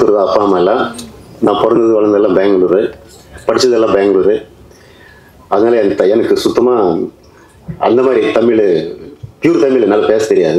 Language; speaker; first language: Tamil; non-native, local second language; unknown